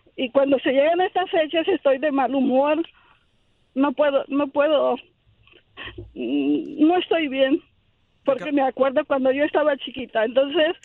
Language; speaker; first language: Spanish; native; Spanish